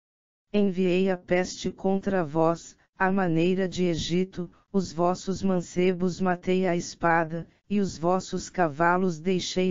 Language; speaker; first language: Portuguese; native; Portuguese